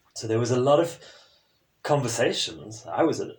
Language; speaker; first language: English; non-native, local second language; French